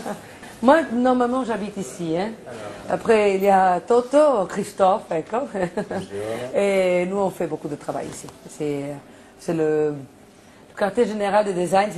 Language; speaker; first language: French; non-native, fluent; Spanish